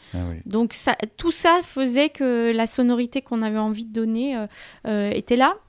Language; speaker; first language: French; native; French